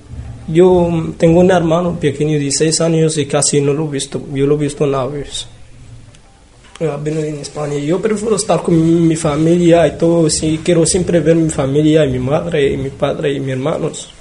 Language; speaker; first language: Spanish; non-native, learner; Arabic